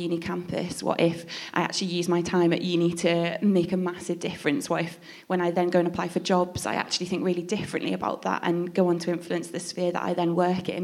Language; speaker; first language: English; native; English